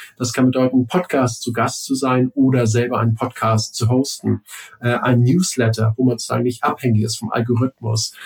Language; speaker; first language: German; native; German